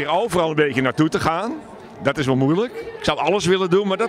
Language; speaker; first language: Dutch; native; Dutch